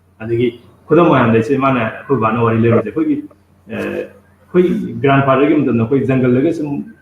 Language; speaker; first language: Manipuri; native; Manipuri